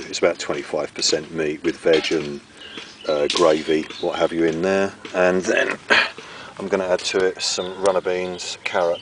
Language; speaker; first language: English; native; English